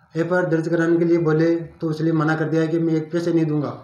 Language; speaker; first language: Hindi; native; Hindi